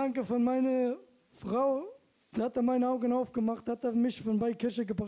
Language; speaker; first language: German; non-native, learner; Turkish